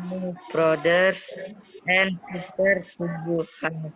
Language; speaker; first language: English; non-native, learner; Indonesian